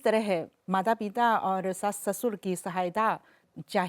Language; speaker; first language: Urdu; non-native, learner; Chinese